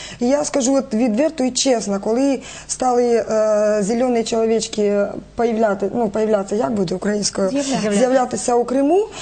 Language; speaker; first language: Ukrainian; non-native, local second language; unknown